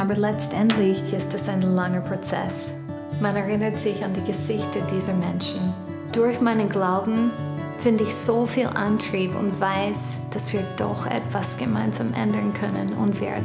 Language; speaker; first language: German; non-native, fluent; English